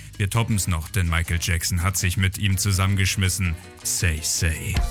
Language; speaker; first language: German; native; German